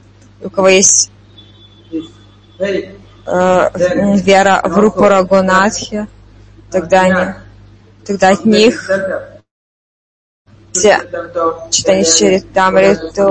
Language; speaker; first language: Russian; non-native, fluent; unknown